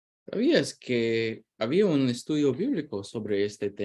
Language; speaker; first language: Spanish; non-native, fluent; English